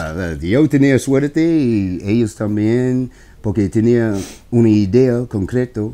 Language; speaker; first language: Spanish; non-native, learner; English